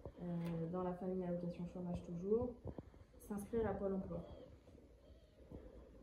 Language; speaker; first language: French; native; French